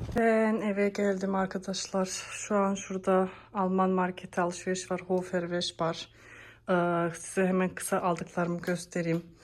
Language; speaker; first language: Turkish; early bilingual, heritage; Turkish